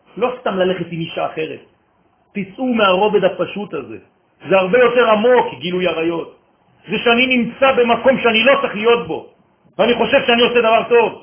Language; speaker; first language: Hebrew; non-native, fluent; French